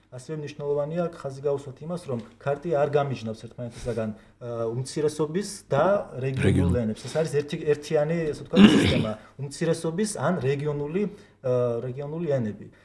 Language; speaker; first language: Georgian; non-native, local second language; Kurdish